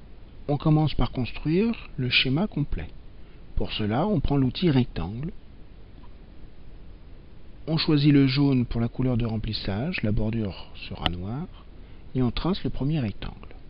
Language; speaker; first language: French; native; French